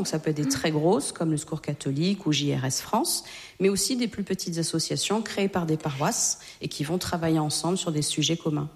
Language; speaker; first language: French; native; French